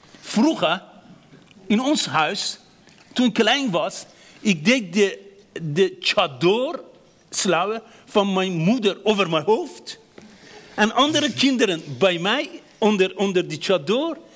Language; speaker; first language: Dutch; non-native, fluent; Persian